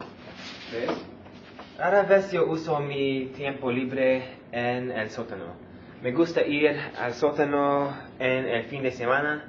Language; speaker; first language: Spanish; non-native, learner; English